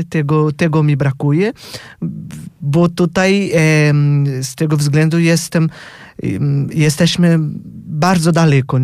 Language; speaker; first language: Polish; non-native, fluent; Portuguese